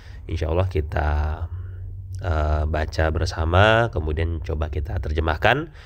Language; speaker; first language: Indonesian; native; Indonesian